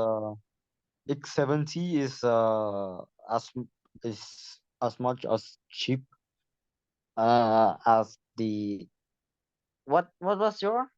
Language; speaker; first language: English; non-native, learner; Vietnamese